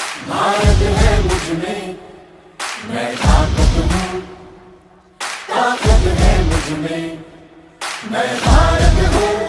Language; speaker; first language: Hindi; non-native, local second language; Telugu